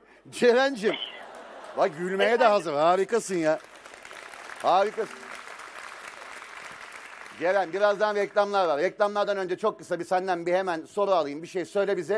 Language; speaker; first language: Turkish; native; Turkish